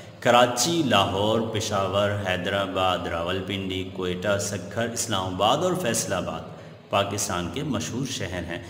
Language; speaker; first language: Urdu; native; Urdu